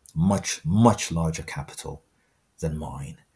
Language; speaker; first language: English; non-native, fluent; Amharic